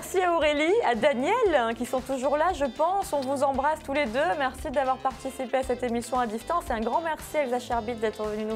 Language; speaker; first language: French; native; French